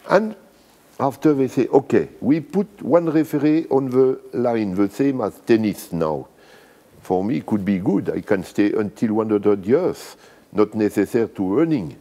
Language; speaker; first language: English; non-native, learner; French